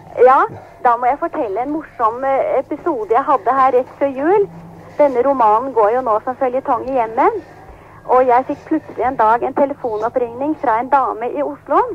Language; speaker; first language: Norwegian; native; Norwegian